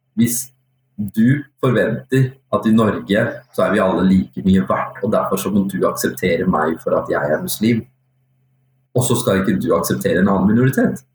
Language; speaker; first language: Norwegian; early bilingual, other home language; Urdu